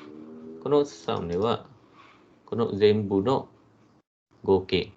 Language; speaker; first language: Japanese; non-native, fluent; Malay